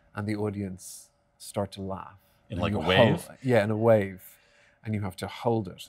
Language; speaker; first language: English; native; English